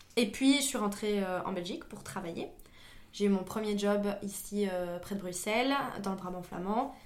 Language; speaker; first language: French; native; French